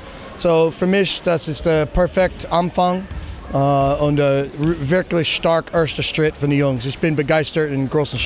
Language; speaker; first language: German; non-native, learner; English